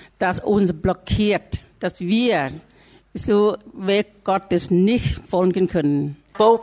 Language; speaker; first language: German; non-native, learner; Thai